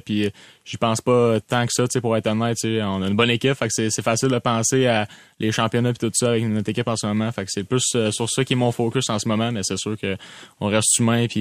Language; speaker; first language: French; native; French